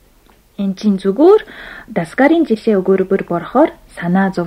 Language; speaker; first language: Mongolian; non-native, fluent; Japanese